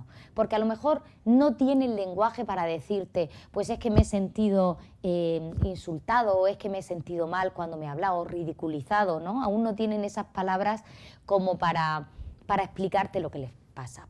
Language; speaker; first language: Spanish; native; Spanish